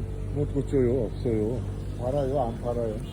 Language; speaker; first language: Korean; non-native, learner; Mongolian